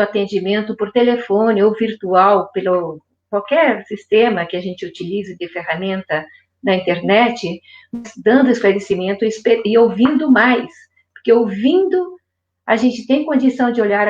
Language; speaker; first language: Portuguese; native; Portuguese